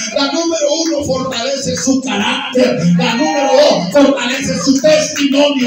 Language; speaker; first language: Spanish; native; Spanish